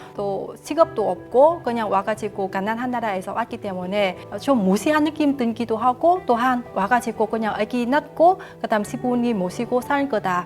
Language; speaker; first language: Korean; non-native, fluent; Vietnamese